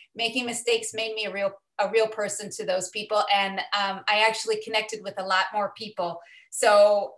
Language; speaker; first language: English; native; English